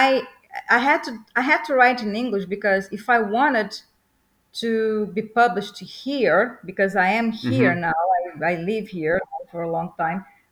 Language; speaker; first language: English; non-native, fluent; Portuguese